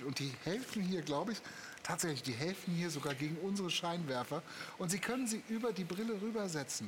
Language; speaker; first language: German; native; German